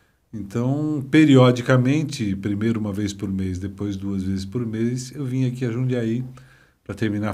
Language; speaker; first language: Portuguese; native; Portuguese